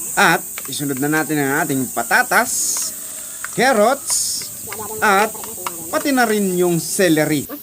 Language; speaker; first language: Filipino; non-native, local second language; Pampanga